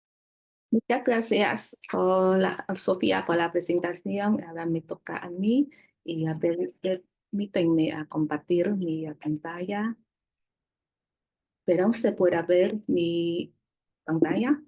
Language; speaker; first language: Spanish; non-native, fluent; Vietnamese